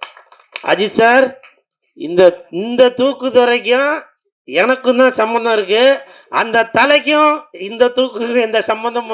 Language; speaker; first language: Tamil; native; Tamil